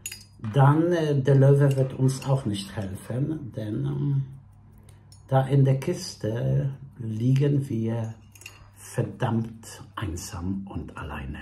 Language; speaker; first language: German; non-native, fluent; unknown